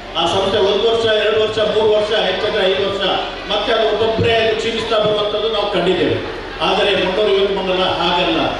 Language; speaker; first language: Kannada; non-native, local second language; Tulu